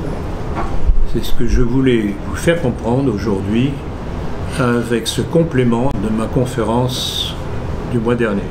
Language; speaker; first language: French; native; French